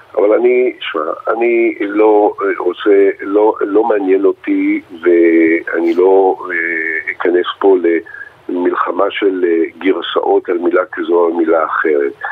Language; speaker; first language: Hebrew; native; Hebrew